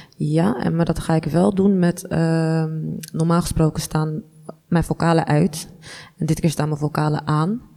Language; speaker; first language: Dutch; early bilingual, other home language; Arabic